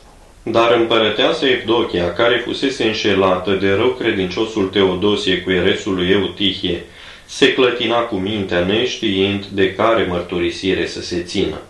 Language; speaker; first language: Romanian; native; Romanian